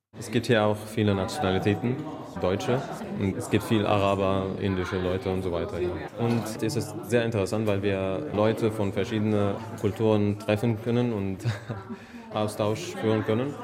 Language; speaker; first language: German; non-native, learner; Arabic